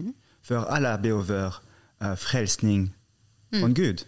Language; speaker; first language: Swedish; non-native, fluent; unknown